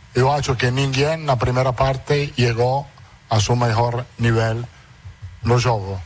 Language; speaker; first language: Portuguese; non-native, fluent; Italian